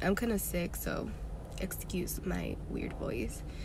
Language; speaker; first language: English; early bilingual, other home language; Spanish